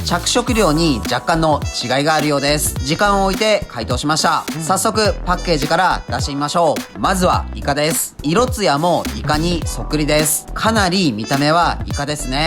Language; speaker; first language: Japanese; native; Japanese